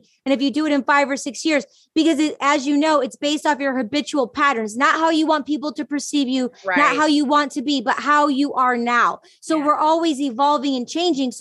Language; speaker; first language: English; native; English